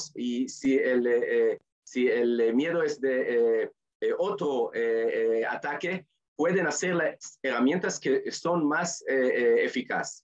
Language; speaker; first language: Spanish; non-native, fluent; Hebrew